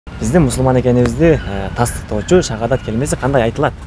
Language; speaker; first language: Kyrgyz; native; Kyrgyz